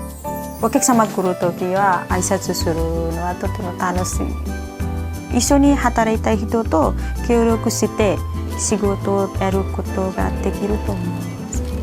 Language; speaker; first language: Japanese; non-native, learner; Nepali